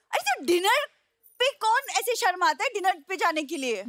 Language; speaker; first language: Hindi; native; Hindi